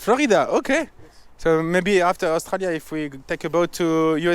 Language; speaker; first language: English; non-native, fluent; French